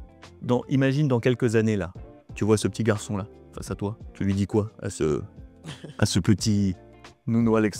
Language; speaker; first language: French; native; French